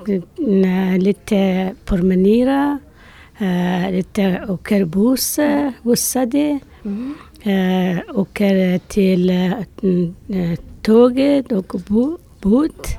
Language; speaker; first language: Swedish; non-native, learner; Persian